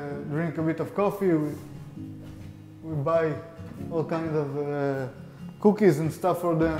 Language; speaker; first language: English; non-native, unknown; Hebrew